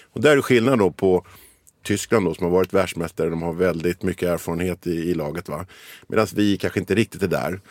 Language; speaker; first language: Swedish; early bilingual, other home language; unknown